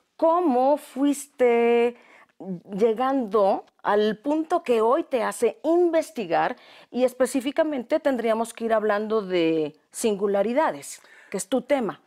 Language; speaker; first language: Spanish; native; Spanish